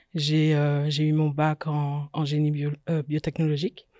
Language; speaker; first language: French; native; French